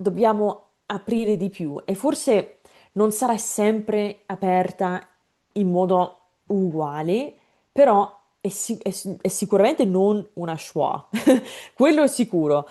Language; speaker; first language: Italian; non-native, fluent; English